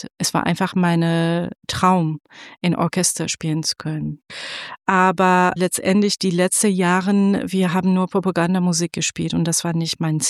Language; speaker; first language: German; non-native, fluent; Persian